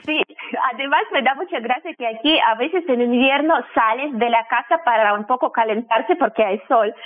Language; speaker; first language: Spanish; non-native, fluent; Russian